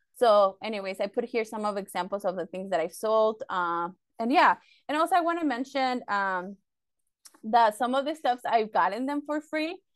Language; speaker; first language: English; early bilingual, other home language; Spanish